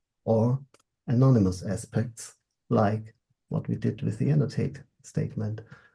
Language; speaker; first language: English; non-native, fluent; German